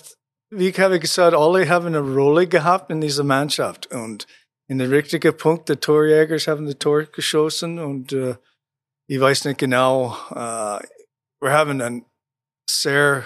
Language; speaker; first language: German; non-native, learner; English